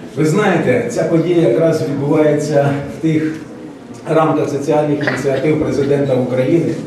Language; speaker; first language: Ukrainian; native; Ukrainian